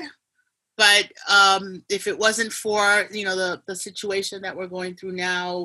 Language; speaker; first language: English; native; English